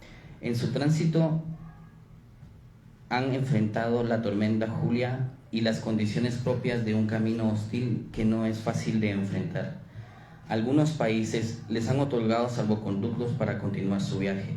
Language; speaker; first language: Spanish; native; Spanish